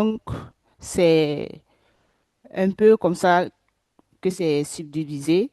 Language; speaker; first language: French; non-native, local second language; Susu